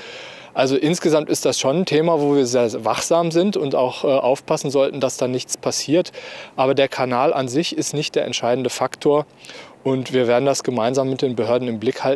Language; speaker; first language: German; native; German